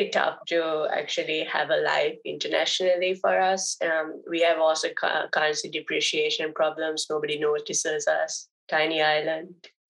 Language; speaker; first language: English; non-native, local second language; Sinhala